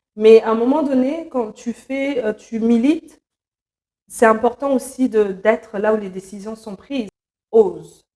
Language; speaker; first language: French; non-native, local second language; Lingala